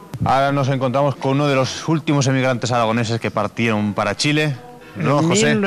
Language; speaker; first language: Spanish; native; Spanish